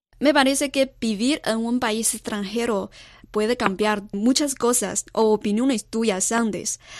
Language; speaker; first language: Spanish; non-native, fluent; Chinese